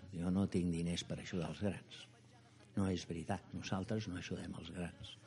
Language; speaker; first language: Catalan; native; Catalan